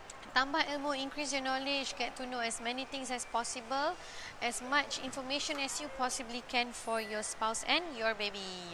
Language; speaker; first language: English; non-native, local second language; Malay